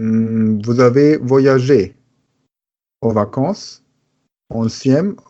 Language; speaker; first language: French; non-native, learner; German